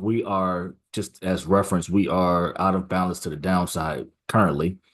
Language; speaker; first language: English; native; English